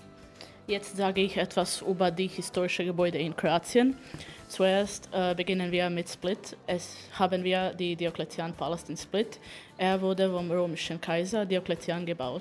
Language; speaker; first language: German; non-native, learner; Croatian